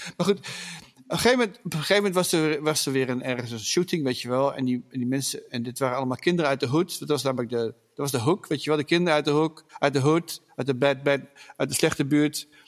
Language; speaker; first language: Dutch; native; Dutch